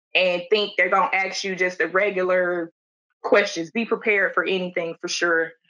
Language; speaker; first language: English; native; English